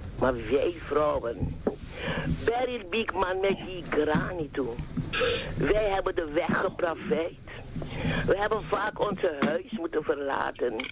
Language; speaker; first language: Dutch; native; Dutch